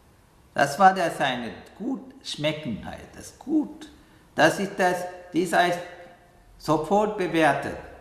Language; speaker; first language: German; non-native, fluent; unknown